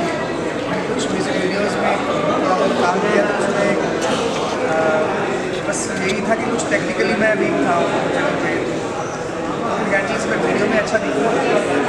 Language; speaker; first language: Hindi; native; Hindi